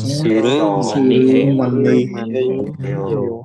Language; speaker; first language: Korean; non-native, learner; Khmer